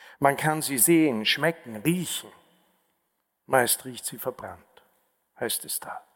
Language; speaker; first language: German; native; German